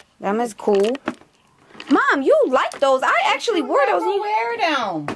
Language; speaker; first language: English; native; English